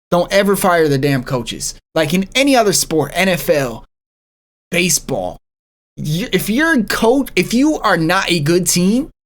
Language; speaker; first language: English; native; English